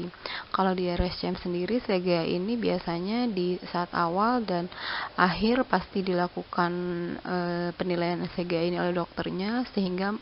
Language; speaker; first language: Indonesian; native; Indonesian